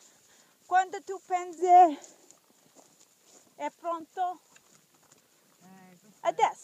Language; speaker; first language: Italian; non-native, learner; English